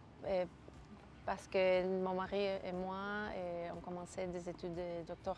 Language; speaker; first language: French; non-native, fluent; Spanish